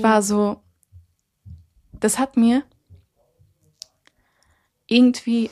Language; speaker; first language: German; early bilingual, other home language; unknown